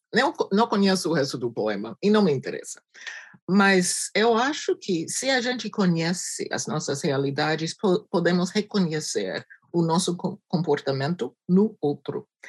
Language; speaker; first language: Portuguese; non-native, fluent; English